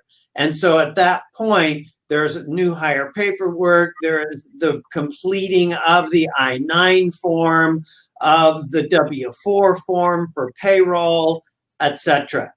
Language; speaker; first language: English; native; English